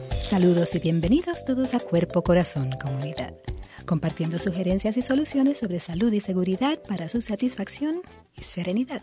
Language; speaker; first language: Spanish; native; Spanish